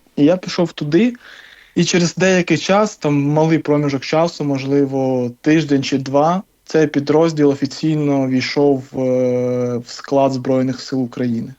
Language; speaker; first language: Ukrainian; native; Ukrainian